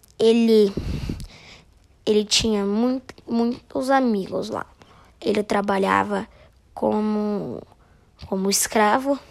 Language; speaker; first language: Portuguese; native; Portuguese